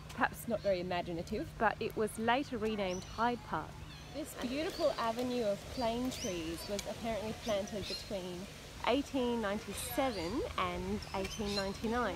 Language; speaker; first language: English; native; English